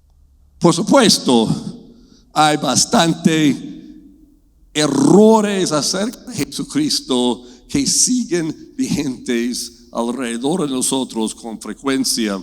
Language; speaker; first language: Spanish; non-native, fluent; English